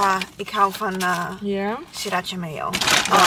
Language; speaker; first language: Dutch; non-native, learner; Italian